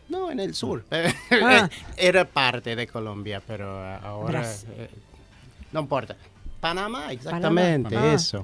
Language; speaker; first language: Spanish; non-native, fluent; English